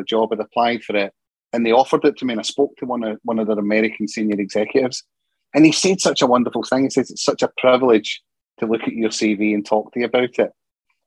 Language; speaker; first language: English; native; English